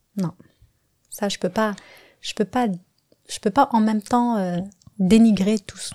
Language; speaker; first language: French; non-native, local second language; Kabyle